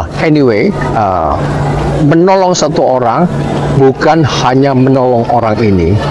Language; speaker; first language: Indonesian; non-native, learner; Cantonese